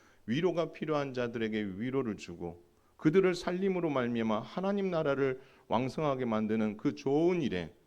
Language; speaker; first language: Korean; native; Korean